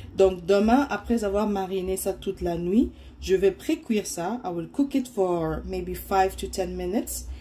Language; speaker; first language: French; non-native, local second language; Lingala